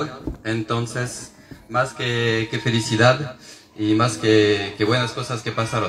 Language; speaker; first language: Spanish; non-native, fluent; French